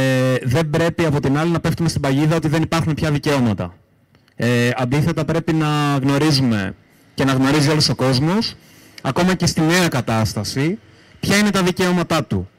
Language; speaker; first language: Greek; native; Greek